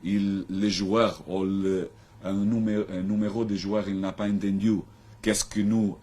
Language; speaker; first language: French; non-native, learner; Portuguese